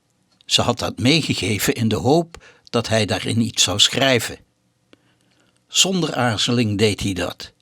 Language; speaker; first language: Dutch; native; Dutch